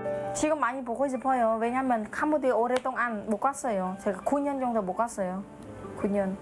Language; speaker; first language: Korean; non-native, learner; Khmer